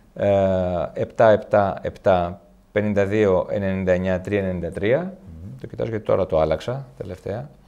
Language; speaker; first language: Greek; native; Greek